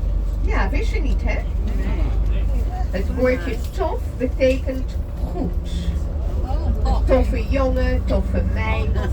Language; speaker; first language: Dutch; non-native, fluent; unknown